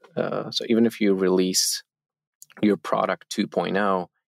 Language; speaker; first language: English; non-native, fluent; Turkish